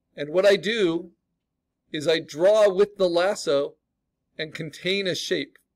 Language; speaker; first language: English; native; English